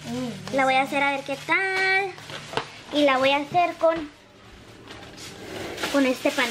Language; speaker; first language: Spanish; native; Spanish